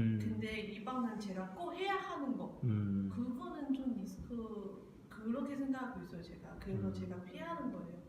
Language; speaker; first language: Korean; non-native, learner; Chinese